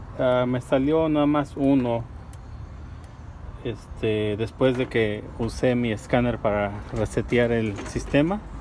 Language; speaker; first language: Spanish; native; Spanish